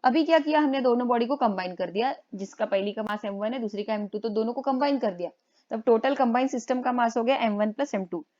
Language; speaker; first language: Hindi; non-native, local second language; Marathi